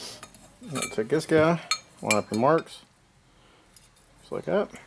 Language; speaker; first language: English; native; English